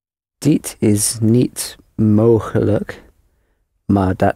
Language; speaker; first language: Dutch; non-native, learner; English